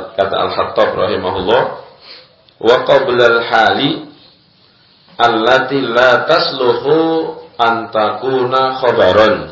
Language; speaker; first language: Arabic; non-native, fluent; Indonesian